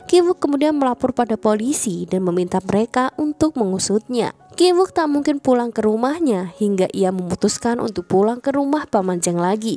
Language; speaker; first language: Indonesian; native; Indonesian